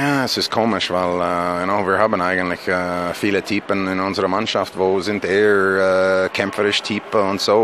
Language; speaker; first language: German; non-native, fluent; English